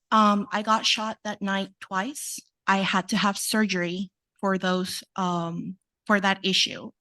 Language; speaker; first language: English; non-native, fluent; Spanish